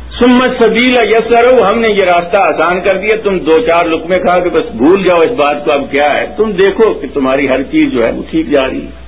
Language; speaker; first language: Urdu; non-native, local second language; Punjabi